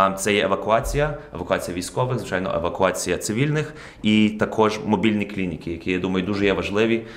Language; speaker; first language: Ukrainian; native; Ukrainian